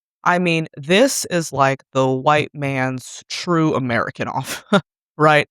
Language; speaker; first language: English; native; English